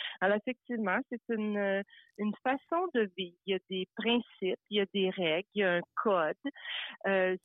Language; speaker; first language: French; early bilingual, other home language; Italian